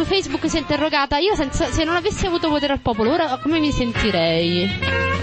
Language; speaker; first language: Italian; native; Italian